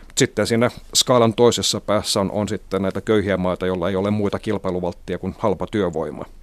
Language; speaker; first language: Finnish; non-native, local second language; Swedish